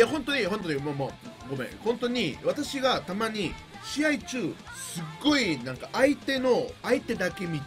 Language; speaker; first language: Japanese; non-native, learner; Spanish